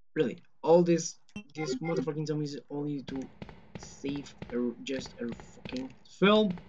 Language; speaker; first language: English; non-native, fluent; Portuguese